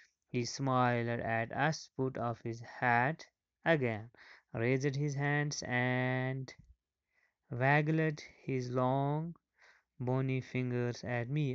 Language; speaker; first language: English; non-native, local second language; Kashmiri